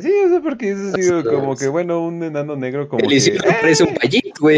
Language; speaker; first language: Spanish; native; Spanish